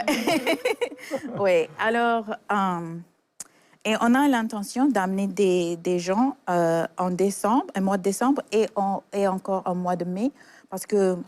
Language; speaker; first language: French; non-native, fluent; English